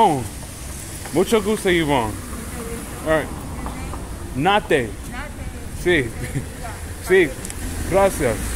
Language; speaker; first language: Spanish; non-native, learner; English